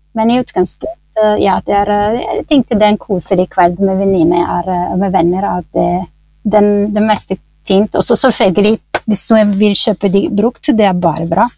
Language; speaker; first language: Norwegian; non-native, fluent; Italian